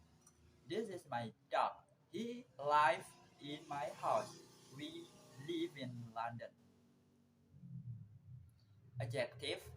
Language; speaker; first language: English; non-native, learner; Indonesian